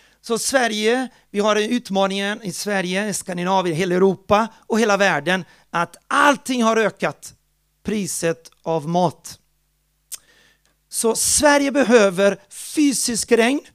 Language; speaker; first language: Swedish; non-native, fluent; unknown